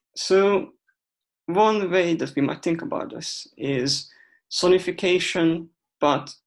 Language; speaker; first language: English; non-native, fluent; Hungarian